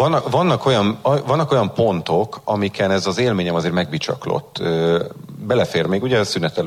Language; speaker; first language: Hungarian; native; Hungarian